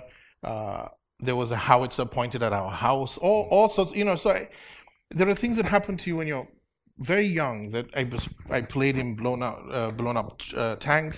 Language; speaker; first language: English; native; English